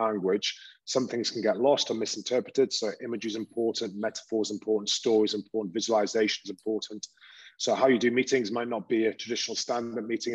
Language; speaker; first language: English; native; English